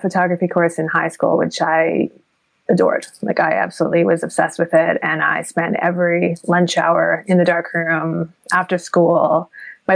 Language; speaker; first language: English; native; English